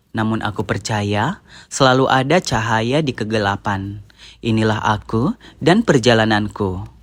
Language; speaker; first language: Indonesian; native; Indonesian